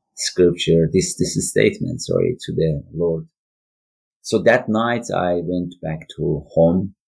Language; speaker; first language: English; non-native, learner; Persian